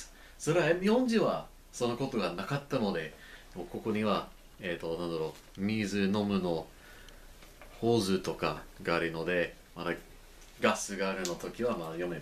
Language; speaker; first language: Japanese; non-native, learner; English